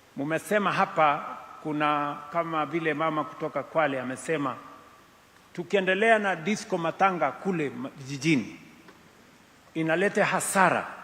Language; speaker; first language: Swahili; non-native, local second language; Kalenjin